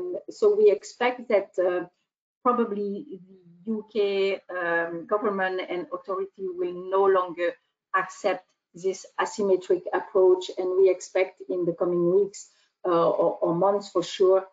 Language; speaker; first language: English; non-native, fluent; French